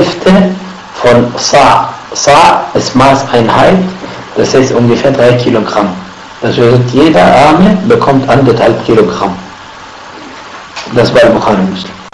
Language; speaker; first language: German; non-native, fluent; Arabic